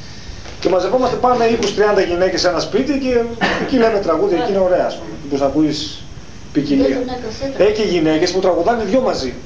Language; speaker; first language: Greek; native; Greek